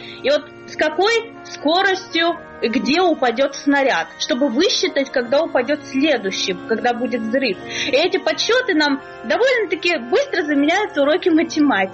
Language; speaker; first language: Russian; native; Russian